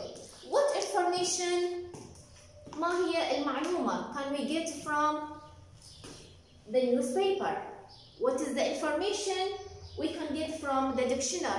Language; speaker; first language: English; non-native, fluent; Arabic